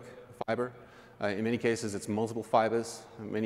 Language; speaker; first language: English; native; English